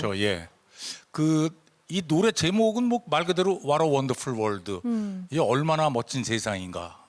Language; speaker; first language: Korean; native; Korean